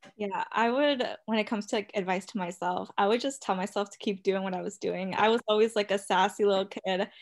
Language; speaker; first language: English; early bilingual, other home language; Spanish